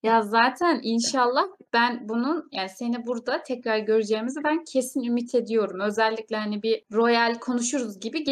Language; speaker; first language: Turkish; native; Turkish